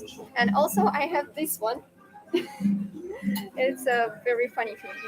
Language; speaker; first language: English; non-native, fluent; Russian